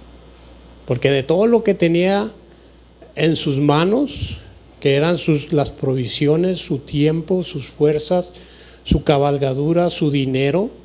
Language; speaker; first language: Spanish; native; Spanish